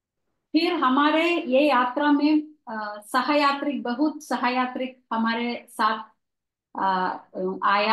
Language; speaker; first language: Hindi; non-native, local second language; Malayalam